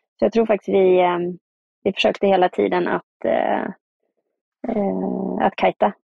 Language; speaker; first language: Swedish; native; Swedish